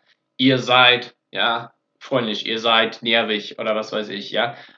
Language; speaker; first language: German; non-native, fluent; English